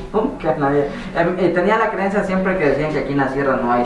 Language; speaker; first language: Spanish; native; Spanish